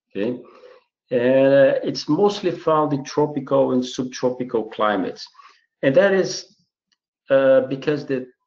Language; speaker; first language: English; non-native, fluent; Portuguese